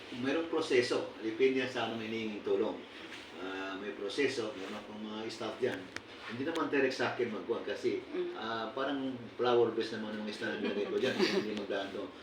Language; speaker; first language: Filipino; non-native, local second language; Maguindanaon